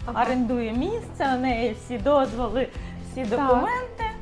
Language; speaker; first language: Ukrainian; non-native, local second language; Russian